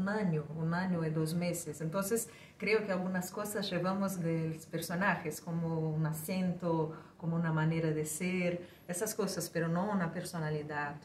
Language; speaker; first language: Spanish; non-native, fluent; Portuguese